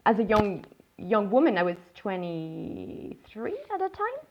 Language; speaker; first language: English; non-native, fluent; French